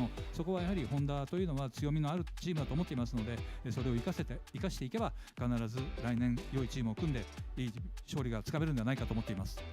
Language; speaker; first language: Japanese; native; Japanese